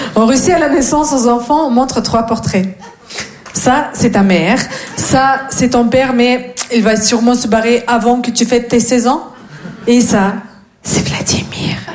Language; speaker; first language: French; non-native, fluent; Russian